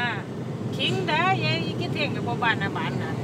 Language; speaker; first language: Norwegian; non-native, learner; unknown